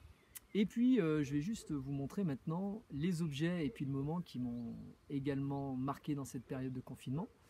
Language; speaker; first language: French; native; French